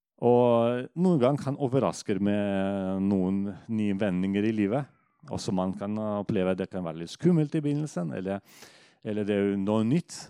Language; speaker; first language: Norwegian; non-native, fluent; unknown